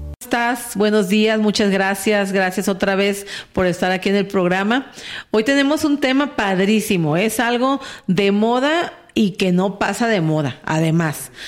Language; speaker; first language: Spanish; native; Spanish